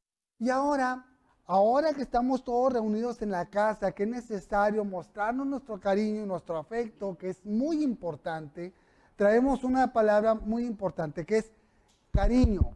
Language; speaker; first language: Spanish; native; Spanish